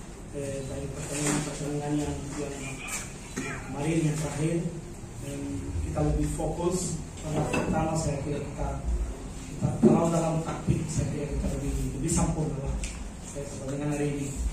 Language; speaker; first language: Indonesian; non-native, fluent; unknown